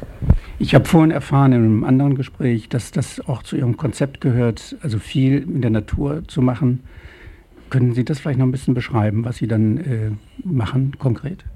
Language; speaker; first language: German; native; German